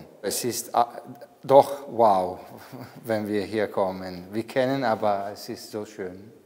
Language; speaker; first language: German; non-native, fluent; Italian